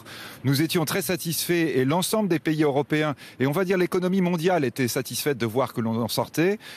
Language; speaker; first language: French; native; French